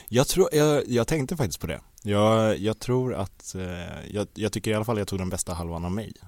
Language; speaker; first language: Swedish; native; Swedish